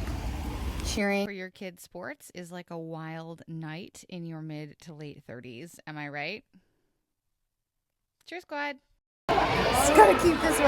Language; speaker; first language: English; native; English